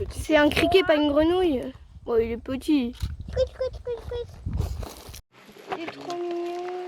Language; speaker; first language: French; native; French